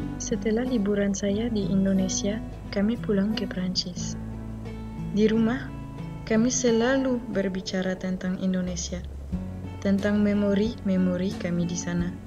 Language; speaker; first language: Indonesian; non-native, fluent; French